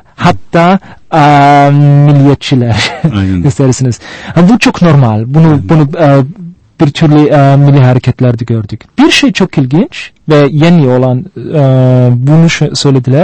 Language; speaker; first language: Turkish; non-native, fluent; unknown